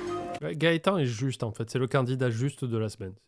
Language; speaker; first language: French; native; French